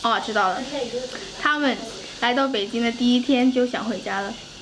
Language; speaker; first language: Chinese; early bilingual, heritage; Chinese